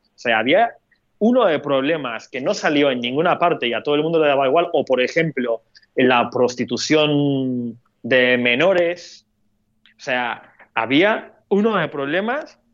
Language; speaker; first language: Spanish; non-native, fluent; Turkish